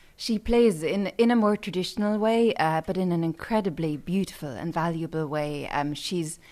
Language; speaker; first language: English; native; English